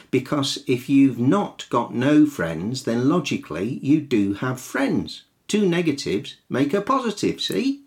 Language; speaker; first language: English; native; English